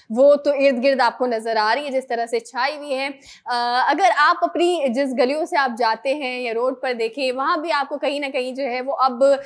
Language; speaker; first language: Urdu; native; Urdu